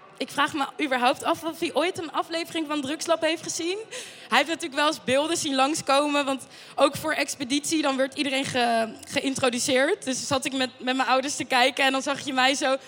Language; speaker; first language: Dutch; native; Dutch